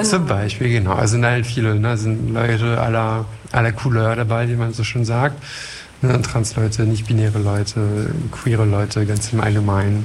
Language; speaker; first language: German; non-native, fluent; French